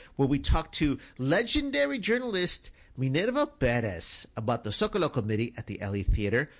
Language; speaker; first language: English; early bilingual, other home language; Spanish